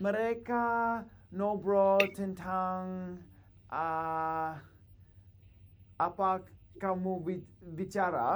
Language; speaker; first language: Indonesian; non-native, learner; English